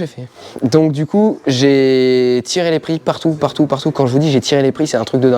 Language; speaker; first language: French; native; French